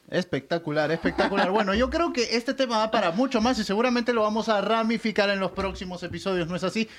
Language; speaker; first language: Spanish; native; Spanish